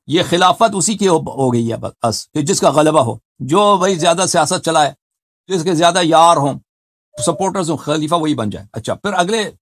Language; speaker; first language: Urdu; non-native, fluent; Persian